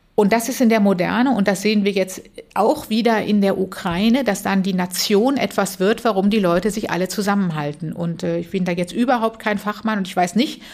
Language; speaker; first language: German; native; German